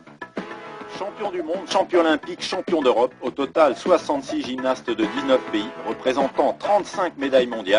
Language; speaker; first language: French; native; French